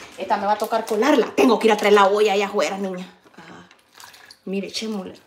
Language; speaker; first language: Spanish; native; Spanish